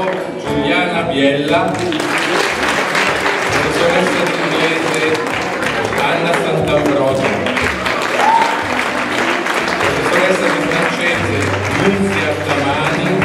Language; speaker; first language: Italian; native; Italian